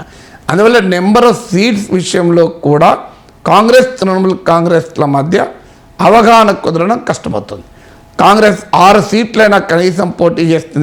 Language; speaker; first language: Telugu; native; Telugu